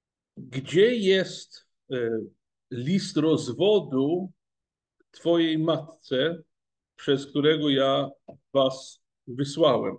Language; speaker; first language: Polish; non-native, fluent; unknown